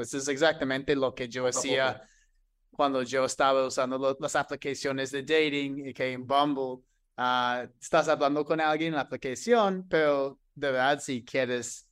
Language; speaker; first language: Spanish; non-native, fluent; English